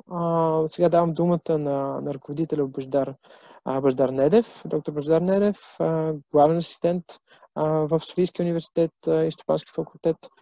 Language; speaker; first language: Bulgarian; native; Bulgarian